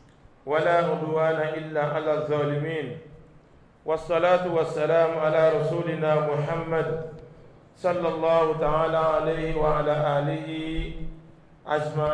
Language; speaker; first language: Arabic; non-native, fluent; Yoruba